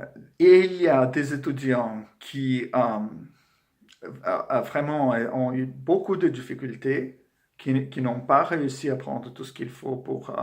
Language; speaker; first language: French; non-native, fluent; Portuguese